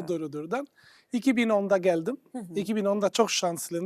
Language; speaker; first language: Turkish; non-native, fluent; Italian